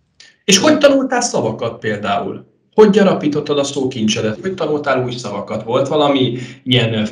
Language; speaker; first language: Hungarian; non-native, fluent; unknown